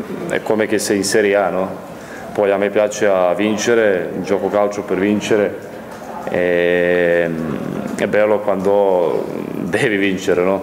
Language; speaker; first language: Italian; non-native, fluent; Serbian